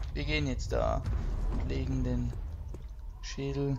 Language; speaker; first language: German; native; German